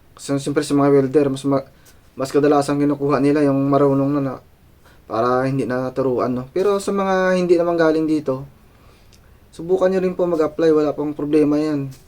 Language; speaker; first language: Filipino; non-native, local second language; Cebuano